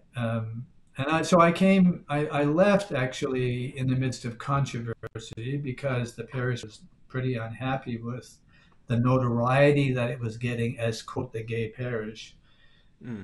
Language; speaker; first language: English; native; English